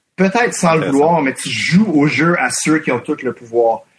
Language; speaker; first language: French; non-native, fluent; English